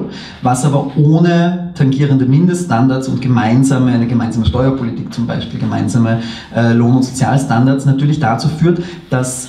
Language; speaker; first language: German; native; German